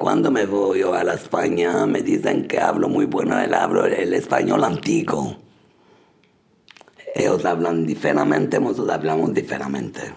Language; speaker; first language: Spanish; early bilingual, heritage; Spanish